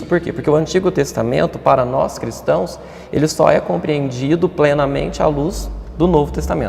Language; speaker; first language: Portuguese; native; Portuguese